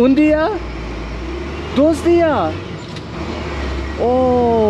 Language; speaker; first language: Spanish; non-native, learner; Turkish